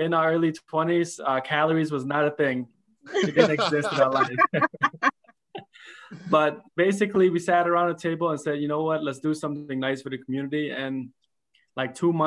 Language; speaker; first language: English; early bilingual, other home language; Khmer